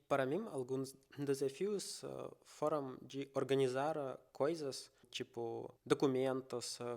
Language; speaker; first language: Portuguese; non-native, learner; Russian